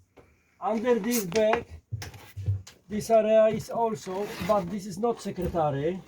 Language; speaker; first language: English; non-native, learner; Polish